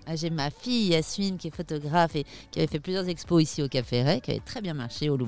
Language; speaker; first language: French; native; French